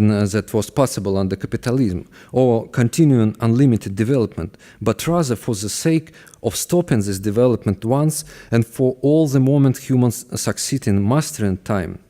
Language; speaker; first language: English; non-native, fluent; Russian